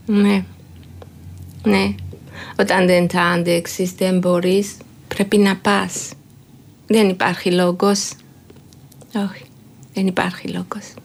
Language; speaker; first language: Greek; non-native, learner; Georgian